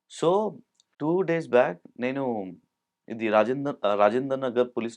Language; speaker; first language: Telugu; non-native, local second language; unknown